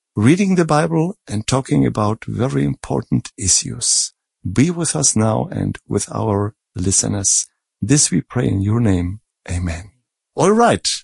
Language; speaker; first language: English; non-native, fluent; Czech